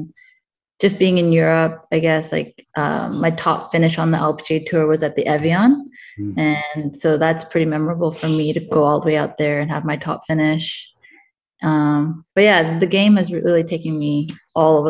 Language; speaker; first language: English; native; English